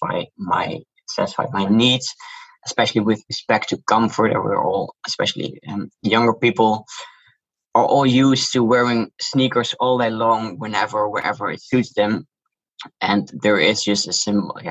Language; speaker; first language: English; non-native, fluent; Dutch